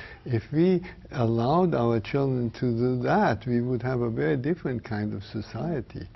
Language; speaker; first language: English; non-native, fluent; German